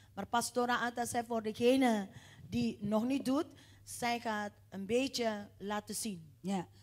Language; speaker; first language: Dutch; non-native, fluent; Indonesian